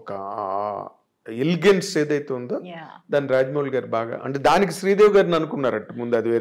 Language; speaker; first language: Telugu; native; Telugu